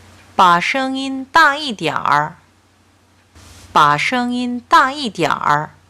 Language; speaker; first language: Chinese; non-native, fluent; Korean